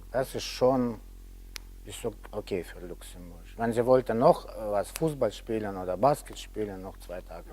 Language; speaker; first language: German; non-native, learner; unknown